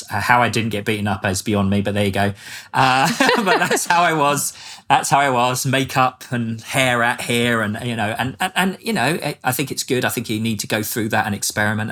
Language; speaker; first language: English; native; English